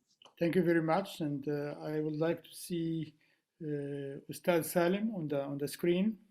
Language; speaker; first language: English; non-native, fluent; Arabic